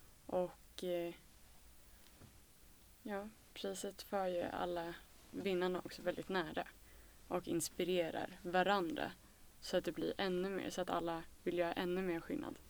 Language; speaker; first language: Swedish; native; Swedish